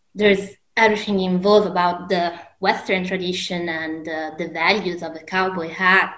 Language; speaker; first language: English; non-native, fluent; Italian